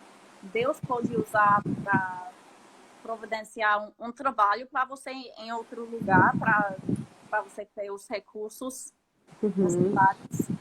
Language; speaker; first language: Portuguese; non-native, fluent; English